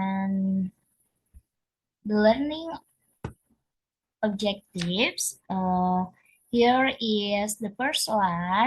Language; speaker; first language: English; non-native, learner; Indonesian